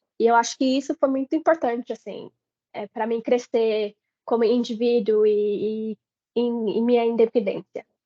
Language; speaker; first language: Portuguese; native; Portuguese